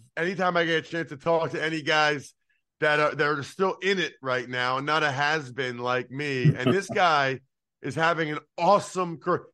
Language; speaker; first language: English; native; English